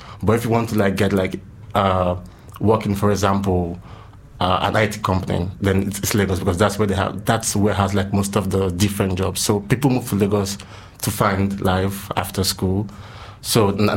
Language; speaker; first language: English; non-native, local second language; Igbo